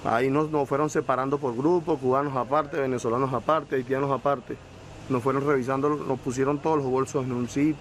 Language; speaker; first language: Spanish; native; Spanish